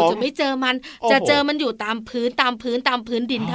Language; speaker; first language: Thai; native; Thai